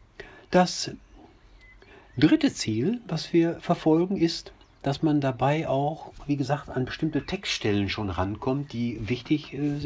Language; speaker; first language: German; native; German